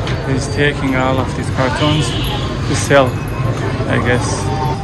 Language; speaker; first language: English; non-native, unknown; Persian